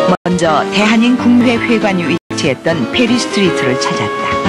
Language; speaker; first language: Korean; native; Korean